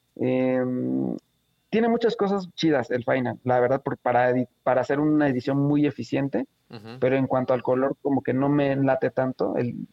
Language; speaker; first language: Spanish; native; Spanish